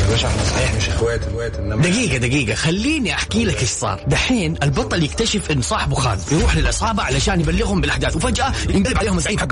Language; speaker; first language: Arabic; native; Arabic